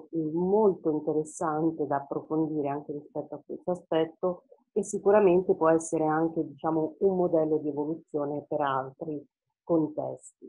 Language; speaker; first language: Italian; native; Italian